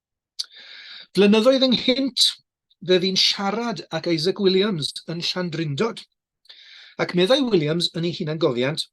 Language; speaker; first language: Welsh; native; Welsh